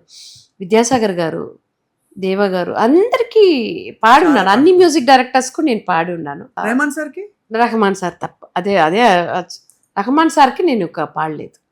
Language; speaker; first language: Telugu; non-native, local second language; Tamil